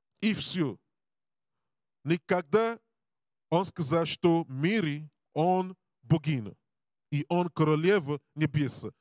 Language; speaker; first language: Russian; non-native, learner; English